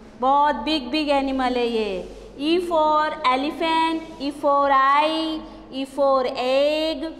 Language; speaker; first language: Hindi; non-native, local second language; Gujarati